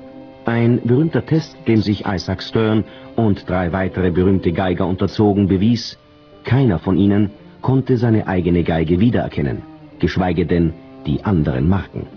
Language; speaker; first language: German; native; German